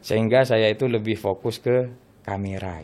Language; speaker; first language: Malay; non-native, local second language; Madurese